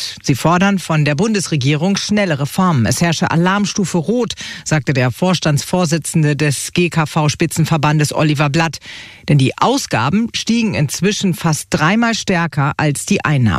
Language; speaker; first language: German; native; German